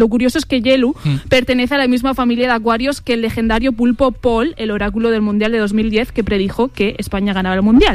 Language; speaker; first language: Spanish; native; Spanish